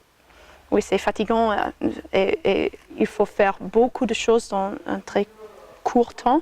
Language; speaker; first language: French; non-native, fluent; English